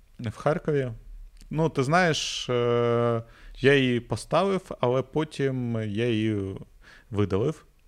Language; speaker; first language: Ukrainian; native; Ukrainian